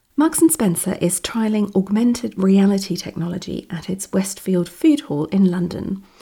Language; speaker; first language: English; non-native, fluent; German